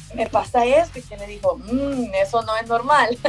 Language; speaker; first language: Spanish; native; Spanish